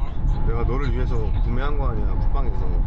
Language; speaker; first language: Korean; native; Korean